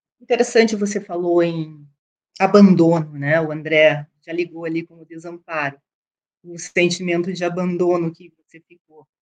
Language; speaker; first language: Portuguese; native; Portuguese